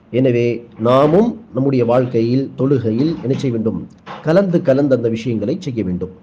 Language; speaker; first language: Tamil; native; Tamil